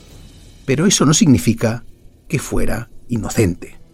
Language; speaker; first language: Spanish; native; Spanish